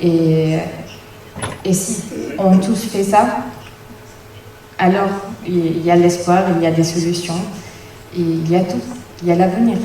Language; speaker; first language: French; non-native, fluent; Arabic